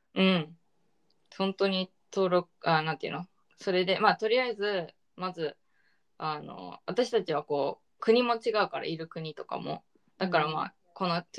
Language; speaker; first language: Japanese; early bilingual, heritage; Japanese